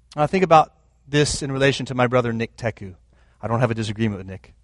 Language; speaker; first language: English; native; English